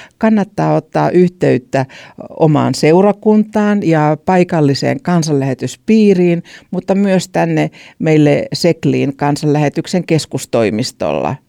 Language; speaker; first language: Finnish; native; Finnish